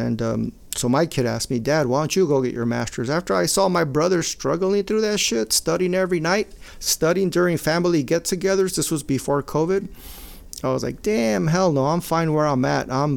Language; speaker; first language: English; native; English